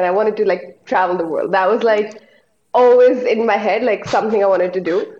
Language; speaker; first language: English; non-native, local second language; Hindi